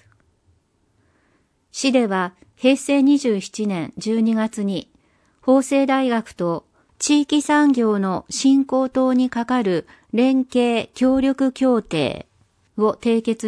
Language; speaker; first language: Japanese; native; Japanese